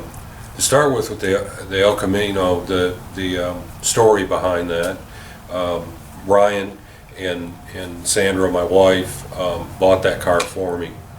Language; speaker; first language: English; native; English